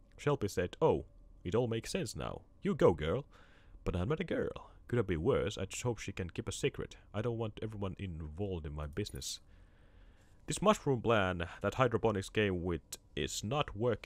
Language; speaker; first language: English; non-native, fluent; Finnish